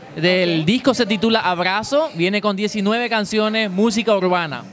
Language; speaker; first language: Spanish; native; Spanish